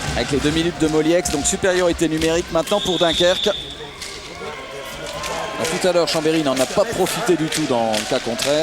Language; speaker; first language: French; native; French